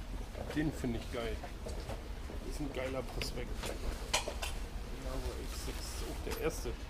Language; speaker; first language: German; native; German